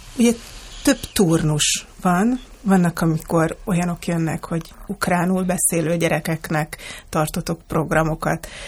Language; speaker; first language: Hungarian; native; Hungarian